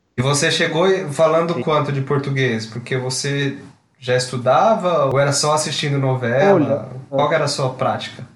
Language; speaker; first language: Portuguese; native; Portuguese